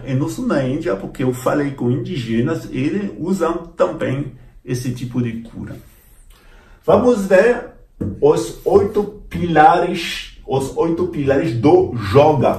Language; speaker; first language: Portuguese; non-native, fluent; French